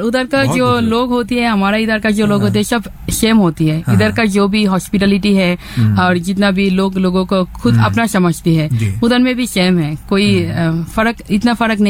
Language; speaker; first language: Hindi; non-native, fluent; Bangla